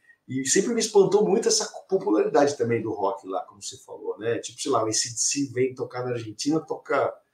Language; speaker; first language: Portuguese; native; Portuguese